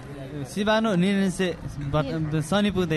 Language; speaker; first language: Japanese; non-native, learner; Nepali